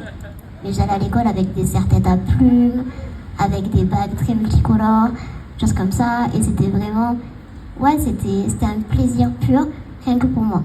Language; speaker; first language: French; native; French